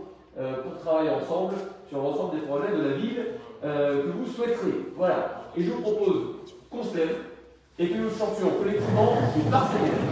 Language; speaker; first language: French; native; French